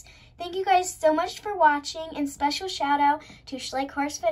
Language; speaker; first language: English; native; English